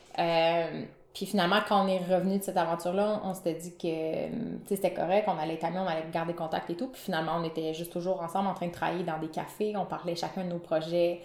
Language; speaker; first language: French; native; French